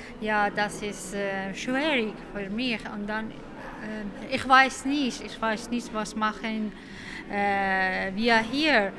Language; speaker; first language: German; non-native, learner; Persian